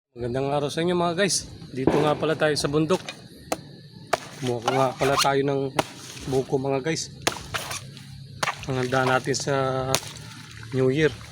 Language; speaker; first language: Filipino; native; Filipino